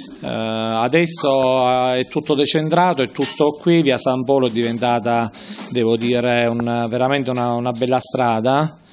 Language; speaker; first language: Italian; native; Italian